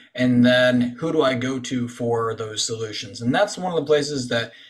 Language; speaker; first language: English; native; English